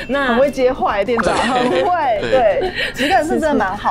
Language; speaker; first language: Chinese; native; Chinese